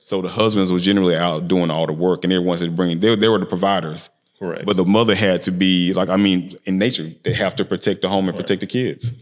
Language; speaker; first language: English; native; English